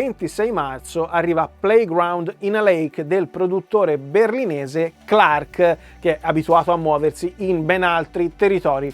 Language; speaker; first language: Italian; native; Italian